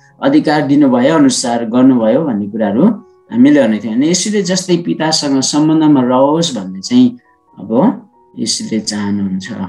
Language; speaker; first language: Nepali; non-native, local second language; Sherpa